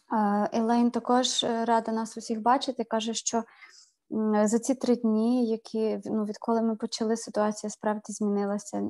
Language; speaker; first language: Ukrainian; native; Ukrainian